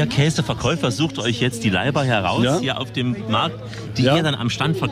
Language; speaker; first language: German; native; German